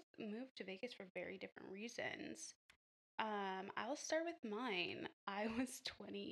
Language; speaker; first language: English; native; English